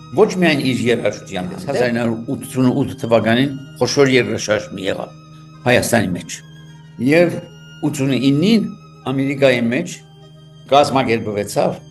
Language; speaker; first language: Armenian; early bilingual, heritage; Armenian